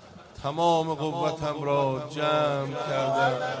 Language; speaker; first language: Persian; native; Persian